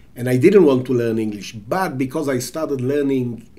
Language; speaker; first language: English; non-native, fluent; Hebrew